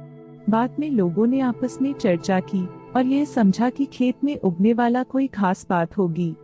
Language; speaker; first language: Hindi; native; Hindi